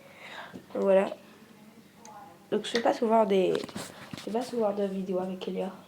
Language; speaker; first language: French; native; French